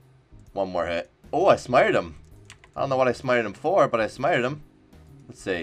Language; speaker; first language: English; native; English